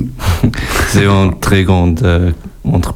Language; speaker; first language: French; non-native, learner; German